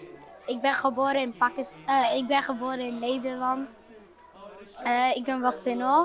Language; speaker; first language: Dutch; early bilingual, other home language; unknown